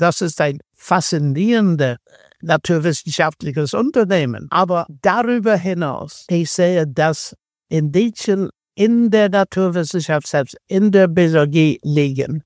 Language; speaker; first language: German; non-native, fluent; English